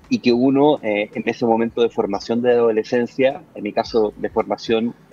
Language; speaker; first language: Spanish; native; Spanish